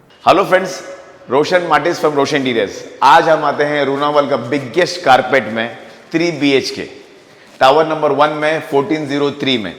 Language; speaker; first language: Hindi; non-native, local second language; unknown